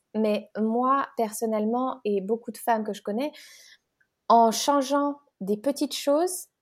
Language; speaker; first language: French; native; French